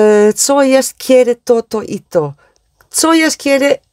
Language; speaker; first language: Polish; non-native, learner; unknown